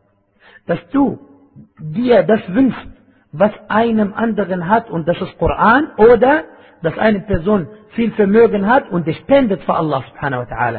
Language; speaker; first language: German; non-native, fluent; Arabic